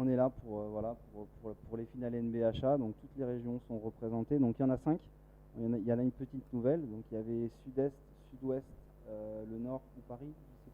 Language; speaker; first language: French; native; French